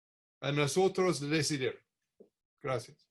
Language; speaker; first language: Spanish; non-native, learner; English